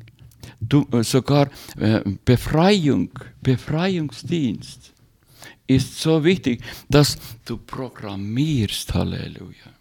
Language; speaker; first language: German; non-native, learner; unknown